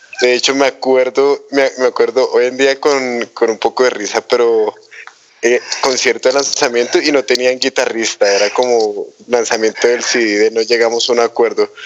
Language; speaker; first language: Spanish; native; Spanish